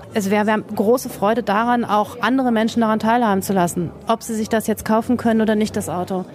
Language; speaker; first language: German; native; German